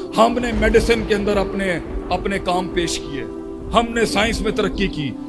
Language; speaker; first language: Urdu; native; Urdu